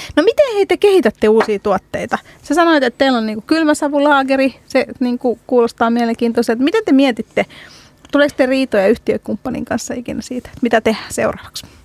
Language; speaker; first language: Finnish; non-native, fluent; Hungarian